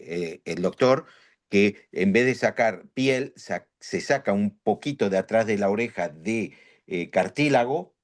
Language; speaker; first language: Spanish; native; Spanish